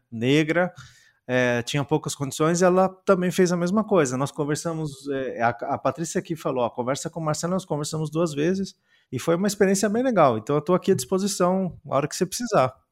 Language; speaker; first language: Portuguese; native; Portuguese